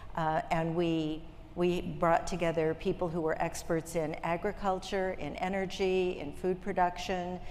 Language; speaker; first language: English; native; English